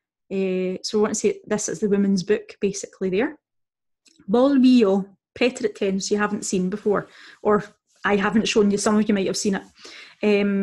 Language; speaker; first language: English; native; English